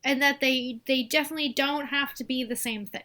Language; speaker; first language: English; native; English